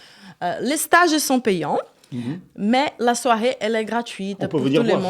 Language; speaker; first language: French; non-native, fluent; Portuguese